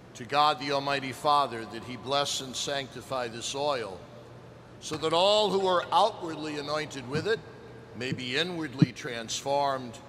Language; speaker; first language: English; native; English